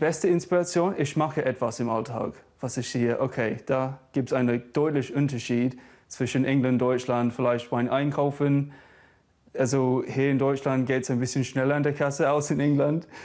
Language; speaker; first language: German; non-native, fluent; English